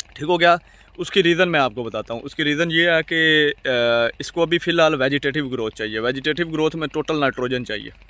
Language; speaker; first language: Urdu; non-native, local second language; Punjabi